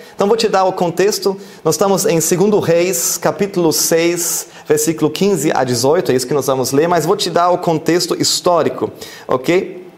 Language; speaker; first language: Portuguese; non-native, fluent; German